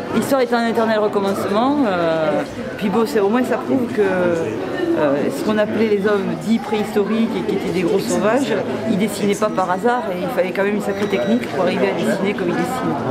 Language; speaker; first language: French; native; French